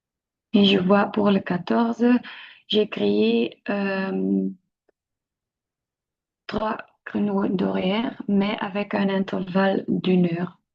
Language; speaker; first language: French; non-native, local second language; Dutch